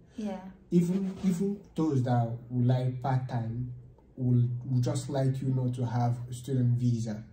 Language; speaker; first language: English; non-native, local second language; Igbo